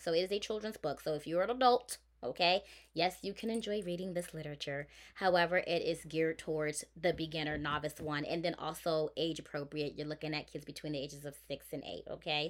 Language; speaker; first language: English; native; English